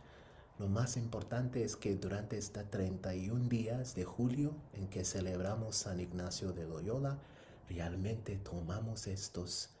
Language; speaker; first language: Spanish; non-native, fluent; English